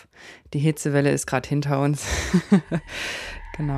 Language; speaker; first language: German; native; German